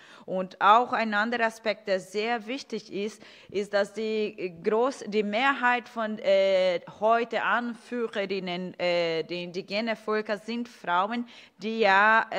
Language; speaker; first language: German; non-native, fluent; Portuguese